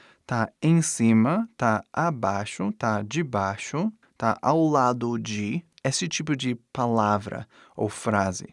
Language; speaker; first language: Portuguese; non-native, fluent; English